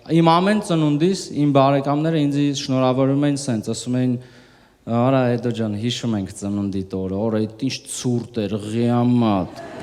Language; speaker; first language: Armenian; early bilingual, heritage; Armenian